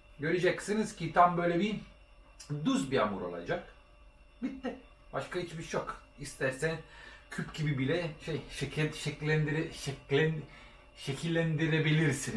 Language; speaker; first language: Turkish; non-native, learner; Italian